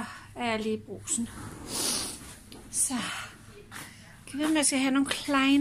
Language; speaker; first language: Danish; native; Danish